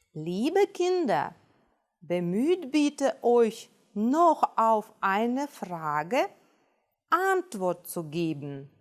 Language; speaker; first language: German; non-native, fluent; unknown